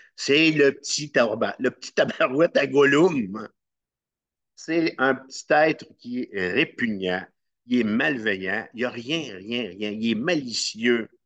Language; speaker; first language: French; native; French